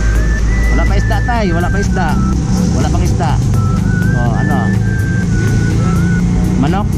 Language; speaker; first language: Filipino; non-native, local second language; Cebuano